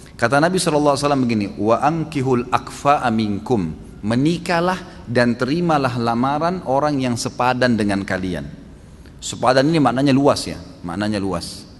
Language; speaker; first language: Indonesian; native; Indonesian